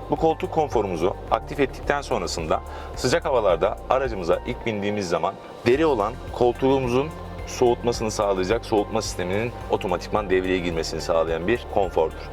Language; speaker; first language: Turkish; native; Turkish